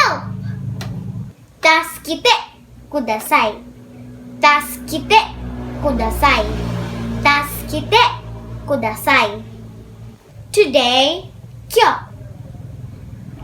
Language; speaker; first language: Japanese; non-native, learner; Filipino